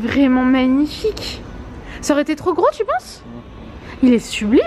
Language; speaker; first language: French; native; French